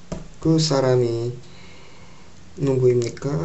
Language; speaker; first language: Korean; non-native, learner; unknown